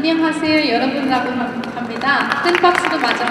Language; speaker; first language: Korean; non-native, fluent; Sinhala